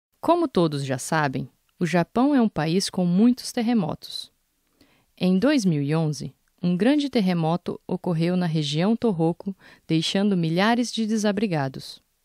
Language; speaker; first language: Portuguese; native; Portuguese